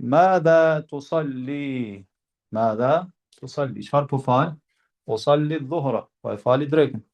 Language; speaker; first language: Arabic; non-native, fluent; Albanian